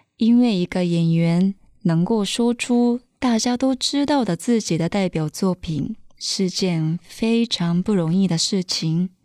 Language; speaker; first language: Chinese; non-native, fluent; Japanese